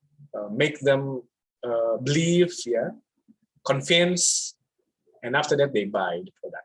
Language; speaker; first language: English; non-native, fluent; Indonesian